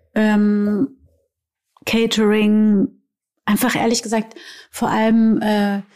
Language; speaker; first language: German; native; German